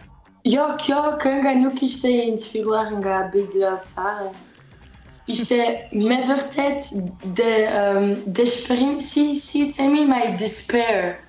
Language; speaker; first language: Albanian; early bilingual, heritage; Albanian